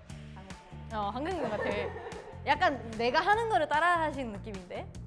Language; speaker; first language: Korean; native; Korean